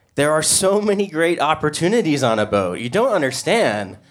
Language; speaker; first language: English; native; English